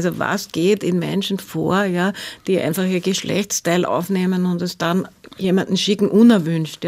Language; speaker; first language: German; native; German